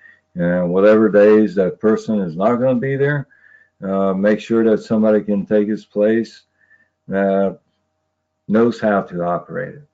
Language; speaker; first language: English; native; English